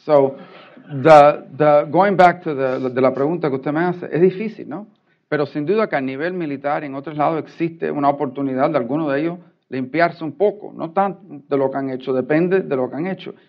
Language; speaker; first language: Spanish; early bilingual, heritage; Spanish